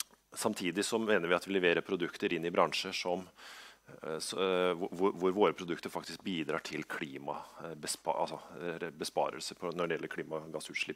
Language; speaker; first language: Norwegian; native; Norwegian